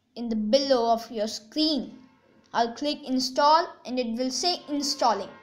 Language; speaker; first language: English; non-native, local second language; Hindi